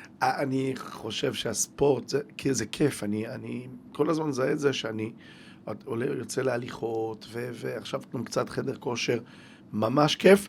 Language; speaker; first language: Hebrew; native; Hebrew